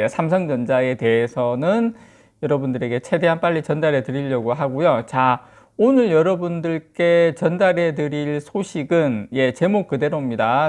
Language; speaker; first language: Korean; native; Korean